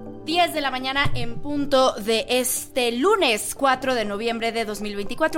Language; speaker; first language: Spanish; native; Spanish